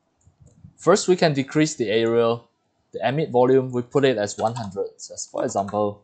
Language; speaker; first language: English; non-native, fluent; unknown